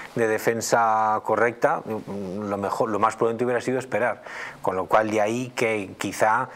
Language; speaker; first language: Spanish; native; Spanish